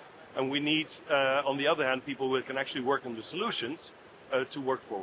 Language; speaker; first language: English; non-native, fluent; Dutch